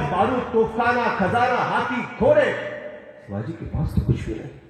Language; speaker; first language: Hindi; non-native, local second language; Marathi